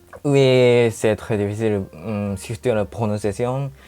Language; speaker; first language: French; non-native, learner; Japanese